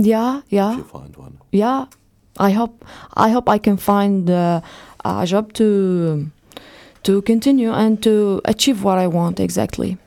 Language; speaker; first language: English; non-native, fluent; Arabic